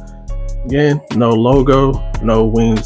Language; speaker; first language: English; native; English